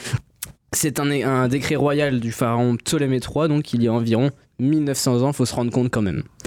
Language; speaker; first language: French; native; French